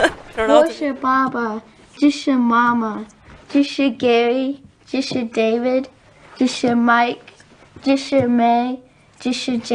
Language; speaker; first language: Chinese; non-native, learner; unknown